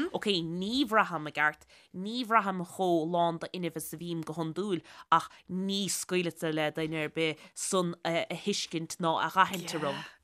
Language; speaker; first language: Irish; native; Irish